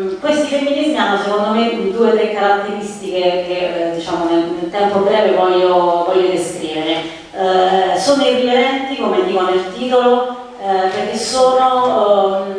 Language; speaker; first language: Italian; native; Italian